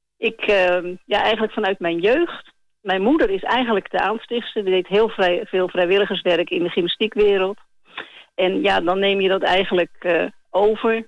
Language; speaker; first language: Dutch; native; Dutch